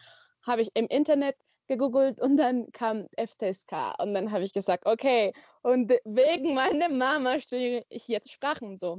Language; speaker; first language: German; non-native, learner; Spanish